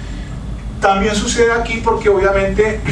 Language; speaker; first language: Spanish; native; Spanish